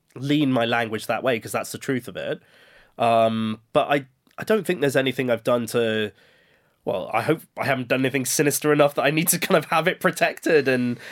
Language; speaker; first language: English; native; English